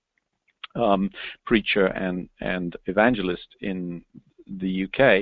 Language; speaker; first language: English; native; English